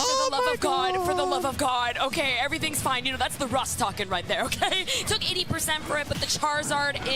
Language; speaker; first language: English; native; English